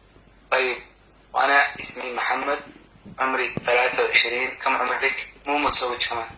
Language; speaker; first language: Arabic; non-native, learner; Somali